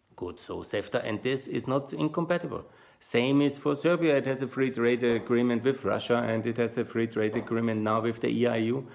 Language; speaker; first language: English; non-native, fluent; German